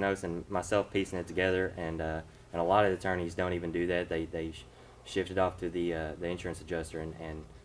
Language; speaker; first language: English; native; English